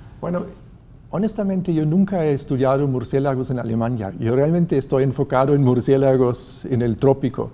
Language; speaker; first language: Spanish; non-native, fluent; German